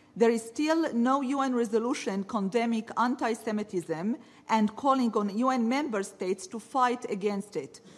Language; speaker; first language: English; early bilingual, other home language; Arabic